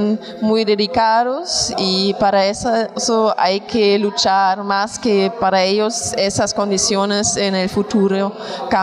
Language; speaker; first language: Spanish; non-native, fluent; German